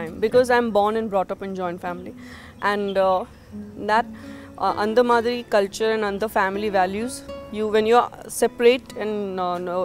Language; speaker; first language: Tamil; non-native, local second language; Gujarati